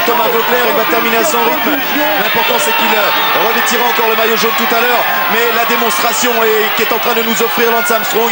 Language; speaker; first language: French; native; French